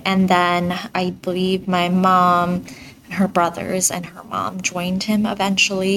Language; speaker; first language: English; early bilingual, other home language; Bangla